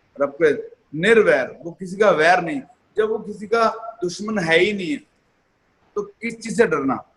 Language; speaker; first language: Hindi; non-native, local second language; Punjabi